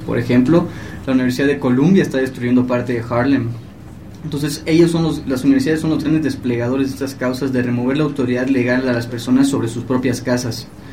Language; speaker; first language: Spanish; native; Spanish